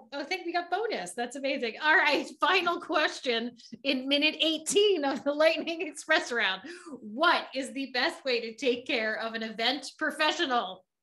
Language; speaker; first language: English; native; English